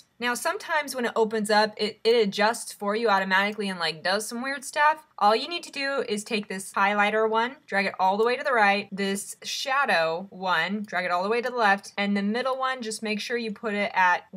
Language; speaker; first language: English; native; English